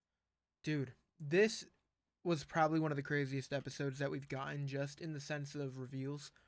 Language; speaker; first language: English; native; English